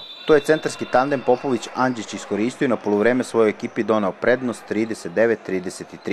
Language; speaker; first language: Serbian; native; Serbian